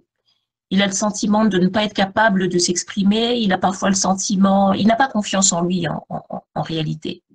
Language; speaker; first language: French; native; French